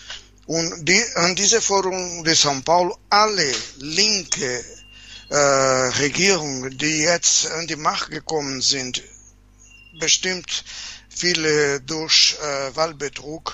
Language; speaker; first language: German; non-native, fluent; Portuguese